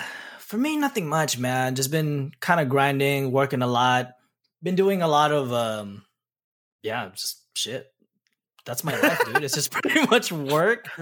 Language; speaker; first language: English; early bilingual, other home language; Pampanga